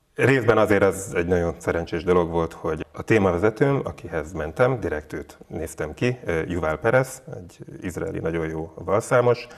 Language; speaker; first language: Hungarian; native; Hungarian